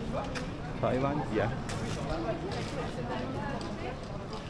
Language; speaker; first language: English; non-native, learner; Persian